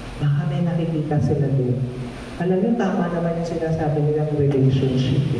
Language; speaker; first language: Filipino; non-native, local second language; Pampanga